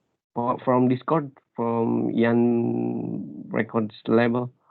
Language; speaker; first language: English; non-native, learner; Indonesian